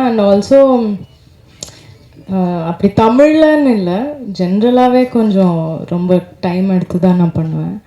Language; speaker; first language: Tamil; non-native, local second language; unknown